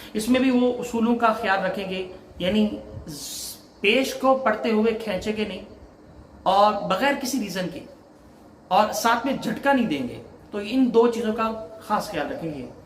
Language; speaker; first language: Urdu; native; Urdu